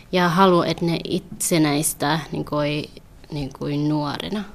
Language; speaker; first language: Finnish; early bilingual, other home language; Vietnamese